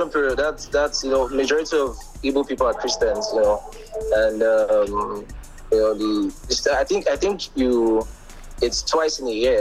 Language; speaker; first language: English; non-native, local second language; Igbo